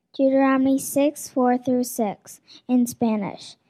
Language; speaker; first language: English; non-native, fluent; French